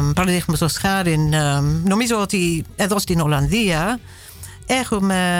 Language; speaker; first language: Greek; non-native, fluent; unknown